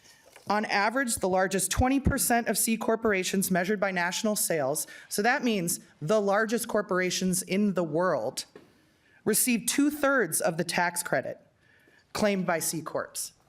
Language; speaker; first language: English; native; English